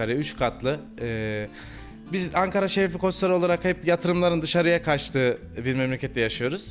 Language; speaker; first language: Turkish; native; Turkish